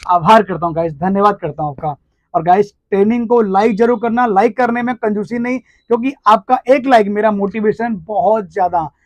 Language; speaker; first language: Hindi; native; Hindi